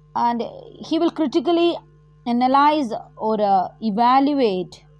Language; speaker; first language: English; non-native, local second language; Malayalam